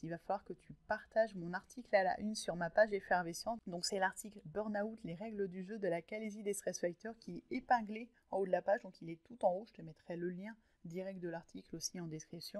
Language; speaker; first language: French; native; French